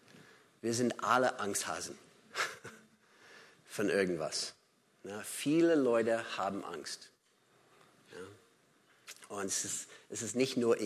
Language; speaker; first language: German; non-native, fluent; English